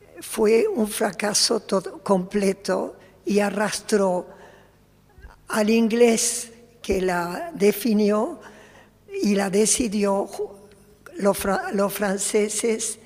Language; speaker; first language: Spanish; early bilingual, other home language; Polish